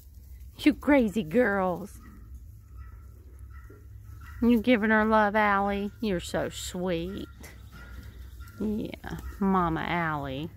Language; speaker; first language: English; native; English